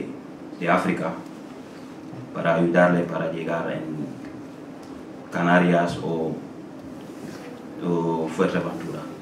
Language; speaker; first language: Spanish; non-native, learner; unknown